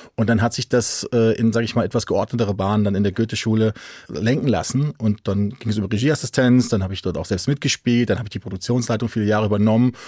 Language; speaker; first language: German; native; German